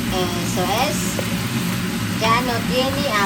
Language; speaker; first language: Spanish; non-native, fluent; Filipino